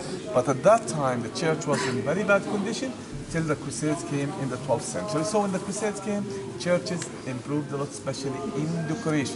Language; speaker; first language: English; non-native, fluent; Arabic